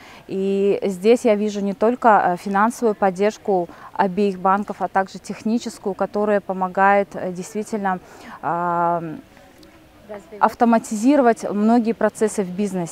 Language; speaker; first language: Russian; non-native, local second language; Tajik